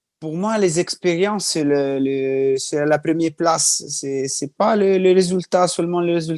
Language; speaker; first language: French; non-native, learner; Italian